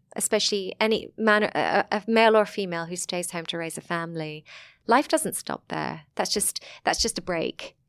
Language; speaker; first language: English; native; English